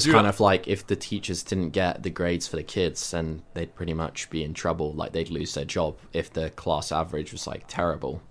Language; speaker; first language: English; native; English